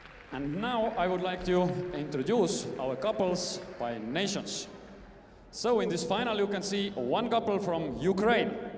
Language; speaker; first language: English; non-native, fluent; Estonian